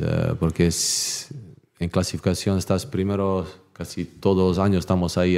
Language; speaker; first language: Spanish; non-native, learner; Bosnian